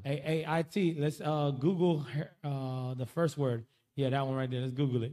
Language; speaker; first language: English; early bilingual, other home language; Spanish